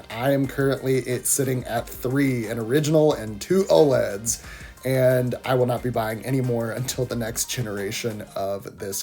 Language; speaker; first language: English; native; English